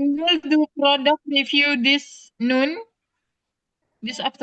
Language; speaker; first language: English; non-native, learner; Indonesian